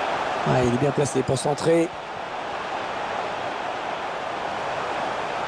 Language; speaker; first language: French; native; French